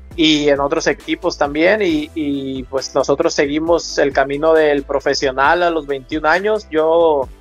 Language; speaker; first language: Spanish; native; Spanish